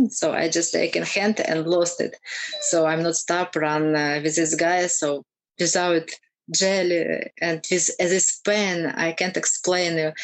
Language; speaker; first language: English; non-native, learner; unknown